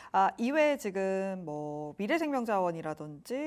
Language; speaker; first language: Korean; native; Korean